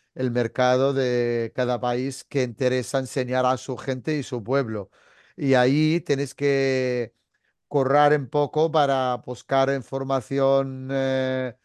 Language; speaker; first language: Spanish; non-native, fluent; Arabic